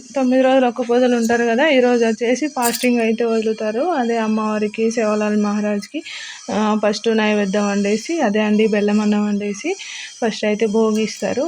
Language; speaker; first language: Telugu; non-native, local second language; Lambadi